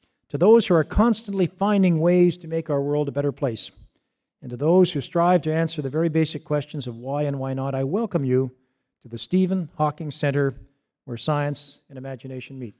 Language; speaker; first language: English; native; English